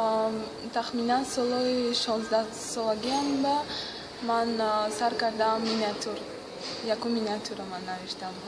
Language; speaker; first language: Persian; non-native, local second language; Russian